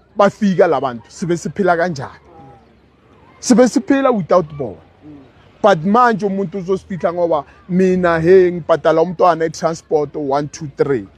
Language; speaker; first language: Zulu; non-native, local second language; Southern Sotho